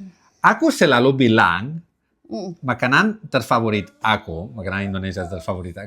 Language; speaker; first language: Indonesian; non-native, learner; Catalan